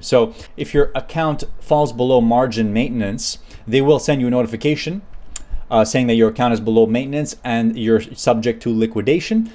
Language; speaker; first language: English; native; English